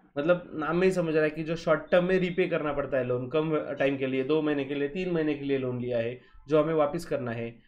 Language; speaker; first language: Hindi; non-native, local second language; Marathi